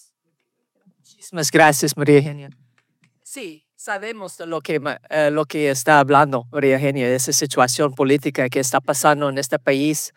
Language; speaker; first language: Spanish; early bilingual, heritage; Spanish